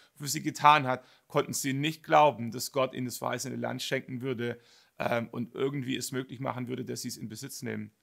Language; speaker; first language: German; native; German